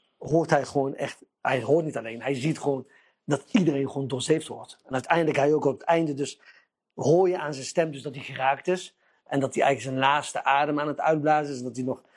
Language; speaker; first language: Dutch; early bilingual, other home language; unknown